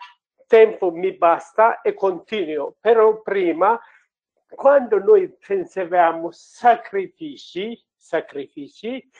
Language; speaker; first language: Italian; non-native, learner; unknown